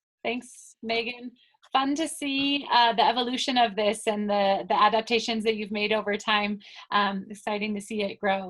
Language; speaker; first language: English; native; English